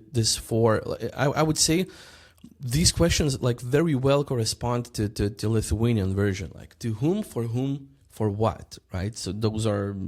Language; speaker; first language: English; non-native, fluent; Lithuanian